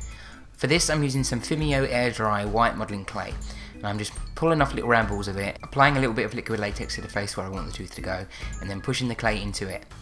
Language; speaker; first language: English; native; English